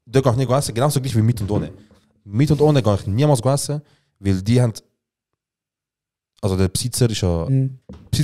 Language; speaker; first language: German; native; German